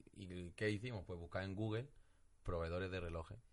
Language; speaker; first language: Spanish; native; Spanish